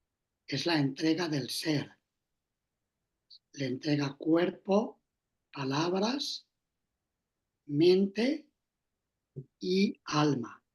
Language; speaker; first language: Spanish; native; Spanish